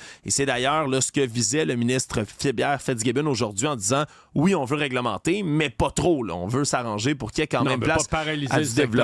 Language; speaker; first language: French; native; French